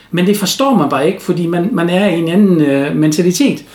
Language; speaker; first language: Danish; non-native, fluent; German